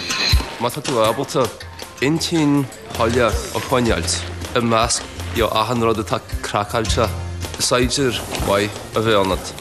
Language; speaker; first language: Irish; non-native, fluent; English